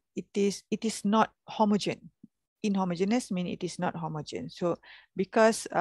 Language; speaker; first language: English; non-native, local second language; Malay